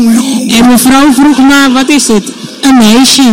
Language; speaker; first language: Dutch; non-native, local second language; Papiamento